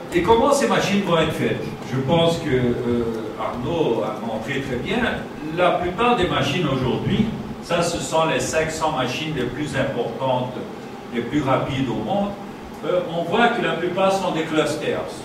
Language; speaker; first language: French; non-native, fluent; Portuguese